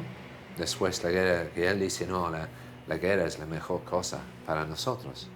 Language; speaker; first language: Spanish; non-native, fluent; English